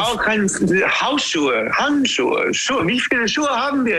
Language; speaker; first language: German; non-native, learner; English